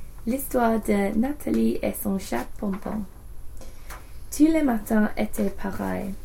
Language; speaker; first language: French; non-native, learner; English